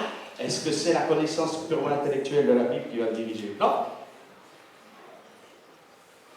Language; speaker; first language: French; native; French